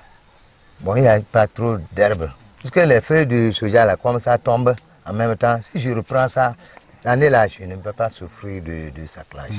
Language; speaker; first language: French; non-native, learner; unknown